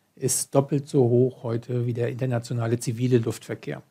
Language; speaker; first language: German; native; German